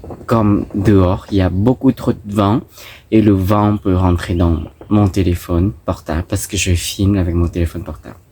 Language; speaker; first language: French; non-native, fluent; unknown